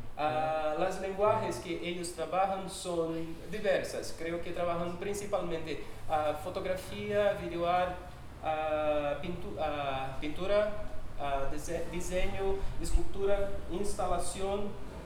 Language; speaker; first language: Spanish; non-native, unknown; Portuguese